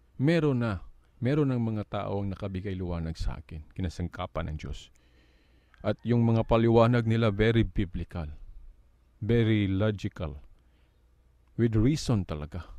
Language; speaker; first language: Filipino; non-native, local second language; Cebuano